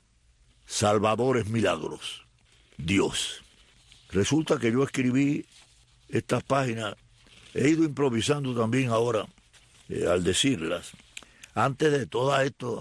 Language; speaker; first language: Spanish; native; Spanish